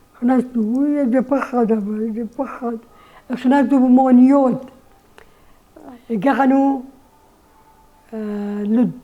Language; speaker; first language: Hebrew; non-native, learner; Arabic